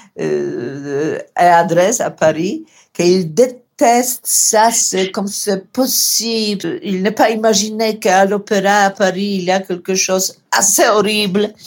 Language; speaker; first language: French; non-native, learner; Polish